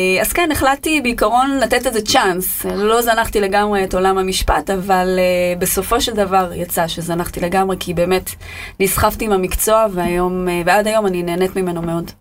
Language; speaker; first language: Hebrew; native; Hebrew